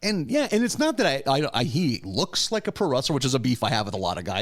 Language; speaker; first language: English; native; English